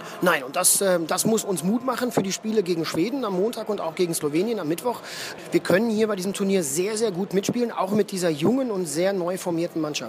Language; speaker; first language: German; native; German